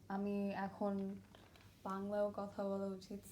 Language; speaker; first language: Bangla; early bilingual, other home language; English